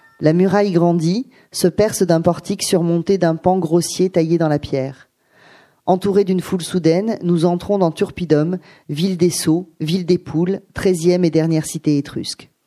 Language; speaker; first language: French; native; French